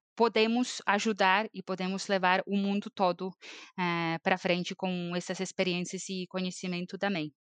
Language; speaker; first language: Portuguese; non-native, fluent; Estonian